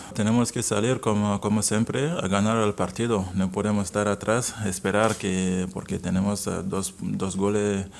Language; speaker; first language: Spanish; non-native, fluent; Bambara